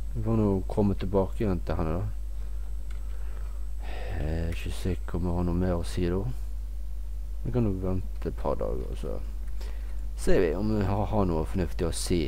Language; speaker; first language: Norwegian; native; Norwegian